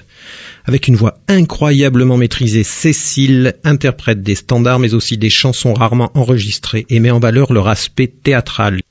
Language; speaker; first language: French; native; French